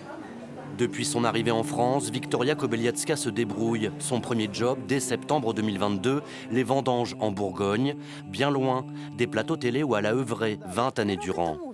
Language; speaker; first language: French; native; French